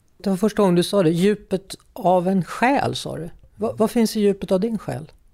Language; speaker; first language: Swedish; native; Swedish